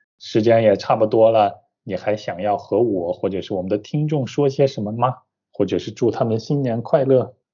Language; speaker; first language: Chinese; native; Chinese